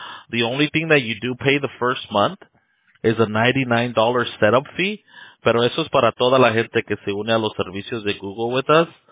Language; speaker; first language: English; early bilingual, other home language; Spanish